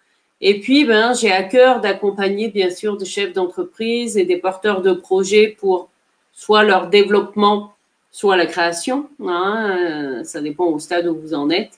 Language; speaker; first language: French; native; French